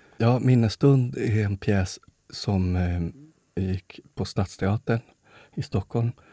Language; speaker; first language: Swedish; early bilingual, other home language; Spanish